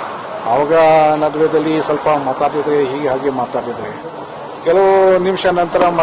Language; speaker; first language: Kannada; non-native, fluent; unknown